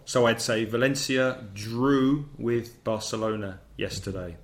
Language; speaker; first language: English; native; English